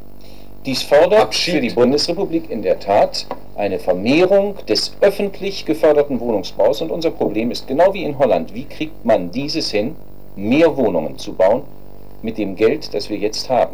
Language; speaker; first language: German; native; German